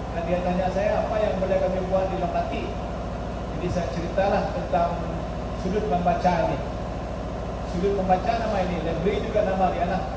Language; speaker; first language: Malay; non-native, local second language; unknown